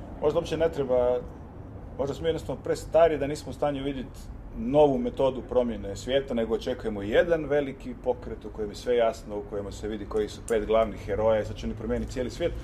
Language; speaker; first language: Croatian; native; Croatian